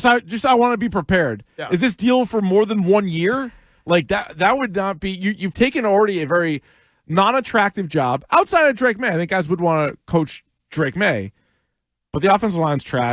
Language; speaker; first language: English; native; English